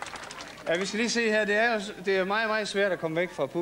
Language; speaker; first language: Danish; native; Danish